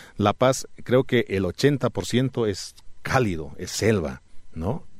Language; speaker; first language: Spanish; native; Spanish